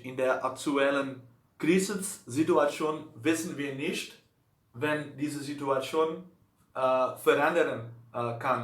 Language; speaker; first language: German; non-native, learner; Dutch